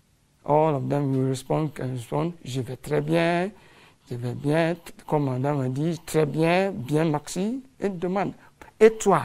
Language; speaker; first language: French; non-native, fluent; English